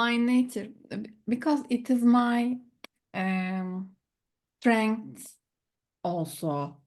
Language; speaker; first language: English; non-native, learner; Turkish